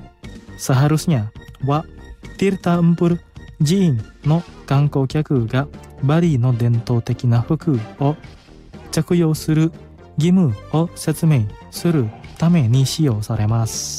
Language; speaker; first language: Japanese; non-native, fluent; Indonesian